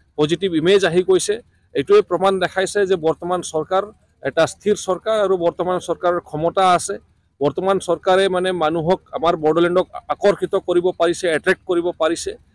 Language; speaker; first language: Assamese; non-native, local second language; Bodo